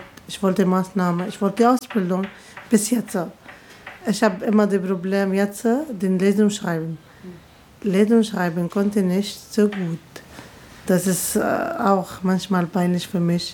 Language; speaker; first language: German; non-native, learner; Arabic